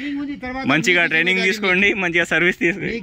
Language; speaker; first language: Telugu; native; Telugu